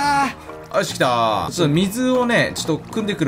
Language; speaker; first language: Japanese; native; Japanese